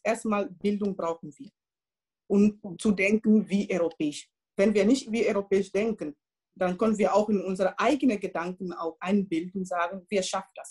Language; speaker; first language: German; non-native, learner; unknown